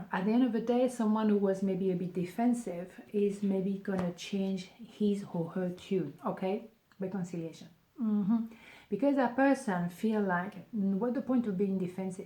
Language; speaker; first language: English; non-native, fluent; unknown